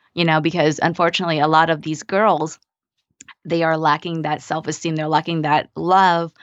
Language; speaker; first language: English; early bilingual, other home language; Vietnamese